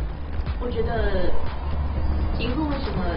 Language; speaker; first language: Chinese; early bilingual, heritage; English